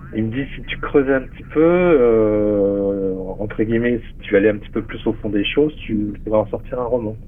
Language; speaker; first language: French; native; French